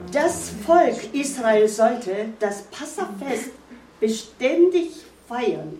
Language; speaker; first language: German; non-native, fluent; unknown